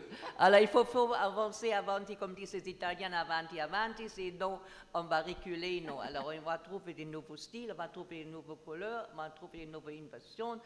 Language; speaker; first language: French; non-native, learner; German